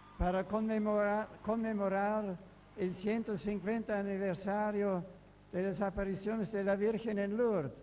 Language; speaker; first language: Italian; non-native, fluent; German